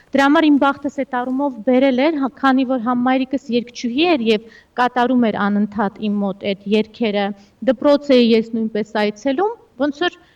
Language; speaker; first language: Armenian; early bilingual, heritage; Armenian